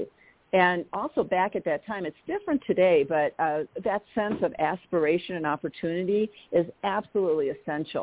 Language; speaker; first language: English; native; English